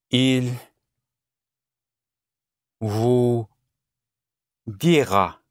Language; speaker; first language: French; non-native, learner; English